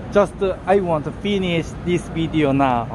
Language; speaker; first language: English; non-native, learner; Korean